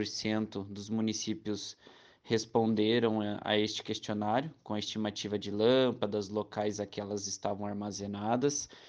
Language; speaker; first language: Portuguese; native; Portuguese